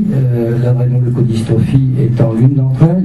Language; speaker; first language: French; native; French